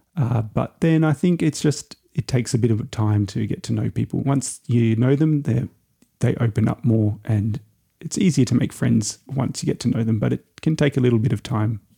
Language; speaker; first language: English; native; English